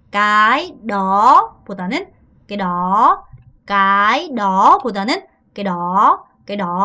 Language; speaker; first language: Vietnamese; non-native, fluent; Korean